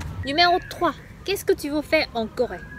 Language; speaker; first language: French; non-native, fluent; Korean